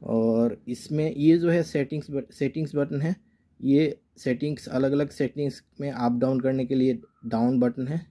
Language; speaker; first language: Hindi; non-native, local second language; Assamese